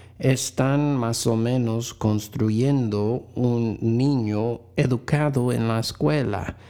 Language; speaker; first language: Spanish; non-native, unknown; English